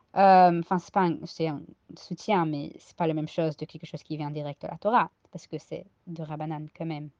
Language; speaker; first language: French; non-native, fluent; English